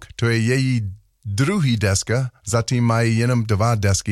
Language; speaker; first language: Czech; non-native, learner; English